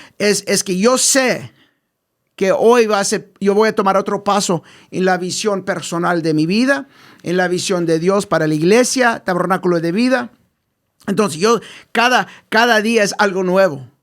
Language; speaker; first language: Spanish; early bilingual, heritage; English